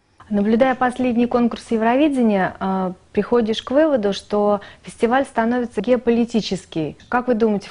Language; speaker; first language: Russian; native; Russian